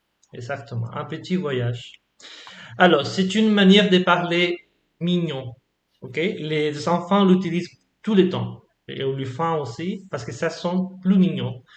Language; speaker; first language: French; non-native, fluent; Spanish